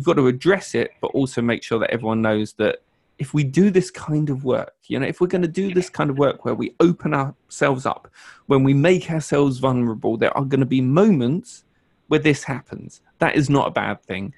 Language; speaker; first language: English; native; English